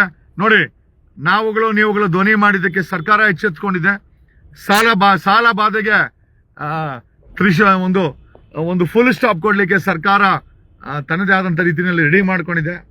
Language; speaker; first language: Kannada; native; Kannada